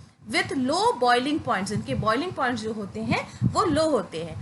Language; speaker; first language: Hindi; native; Hindi